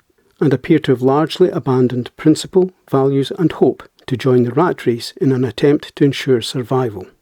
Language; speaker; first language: English; native; English